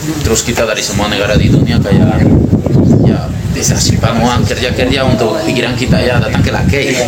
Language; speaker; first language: Indonesian; non-native, fluent; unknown